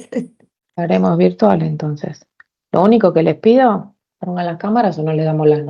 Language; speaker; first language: Spanish; native; Spanish